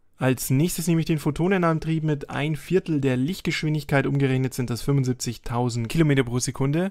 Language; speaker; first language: German; native; German